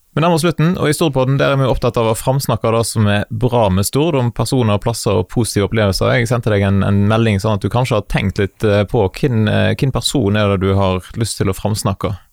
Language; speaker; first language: Norwegian; native; Norwegian